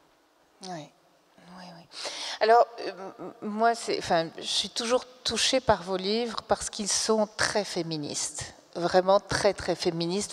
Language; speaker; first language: French; native; French